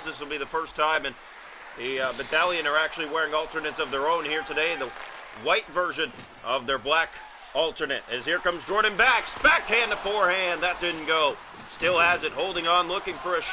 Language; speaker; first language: English; native; English